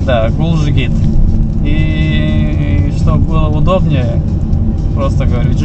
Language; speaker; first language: Russian; non-native, local second language; Kyrgyz